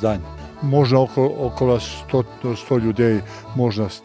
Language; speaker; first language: Russian; non-native, learner; Serbian